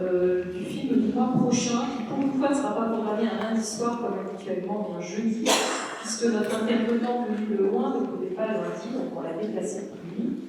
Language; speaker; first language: French; native; French